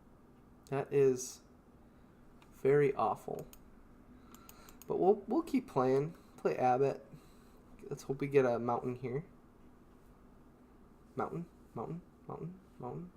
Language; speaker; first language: English; native; English